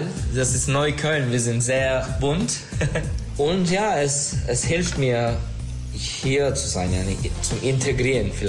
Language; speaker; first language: German; non-native, learner; Turkish